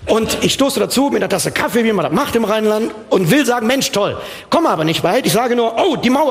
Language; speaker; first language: German; native; German